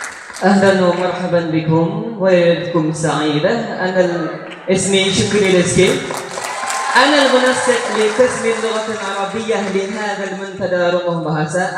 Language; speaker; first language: Arabic; non-native, fluent; Indonesian